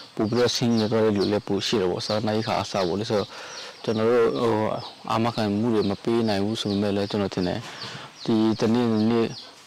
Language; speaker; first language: Burmese; non-native, local second language; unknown